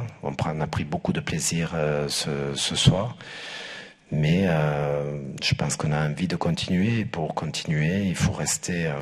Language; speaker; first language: French; native; French